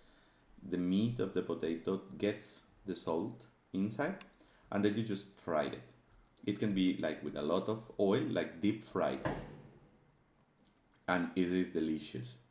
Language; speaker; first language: English; non-native, fluent; Spanish